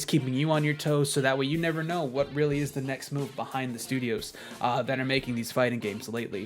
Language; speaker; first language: English; native; English